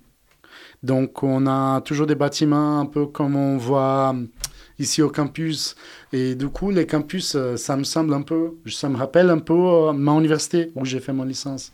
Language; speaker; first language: French; non-native, fluent; Portuguese